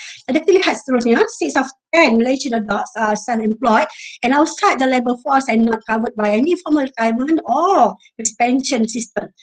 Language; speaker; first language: English; non-native, local second language; Malay